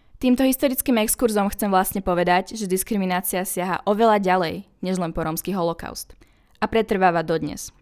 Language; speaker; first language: Slovak; native; Slovak